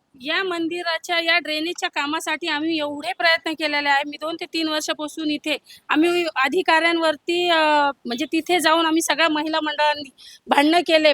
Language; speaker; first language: Marathi; native; Marathi